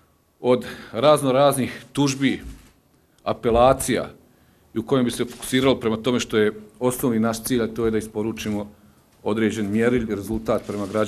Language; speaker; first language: Croatian; native; Croatian